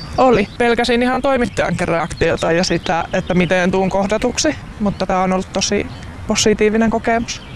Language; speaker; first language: Finnish; native; Finnish